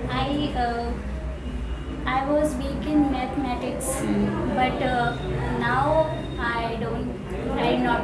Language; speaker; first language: English; non-native, learner; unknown